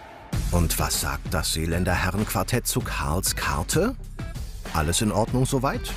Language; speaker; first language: German; native; German